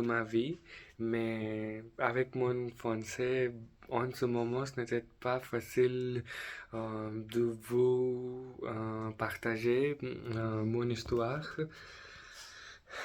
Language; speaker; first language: French; non-native, learner; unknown